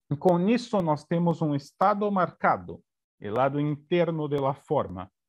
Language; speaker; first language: Spanish; non-native, fluent; Portuguese